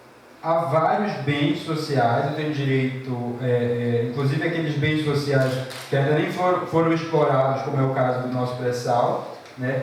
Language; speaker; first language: Portuguese; native; Portuguese